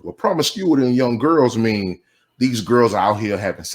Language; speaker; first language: English; native; English